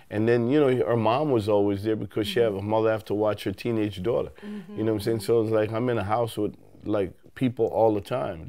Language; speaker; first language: English; native; English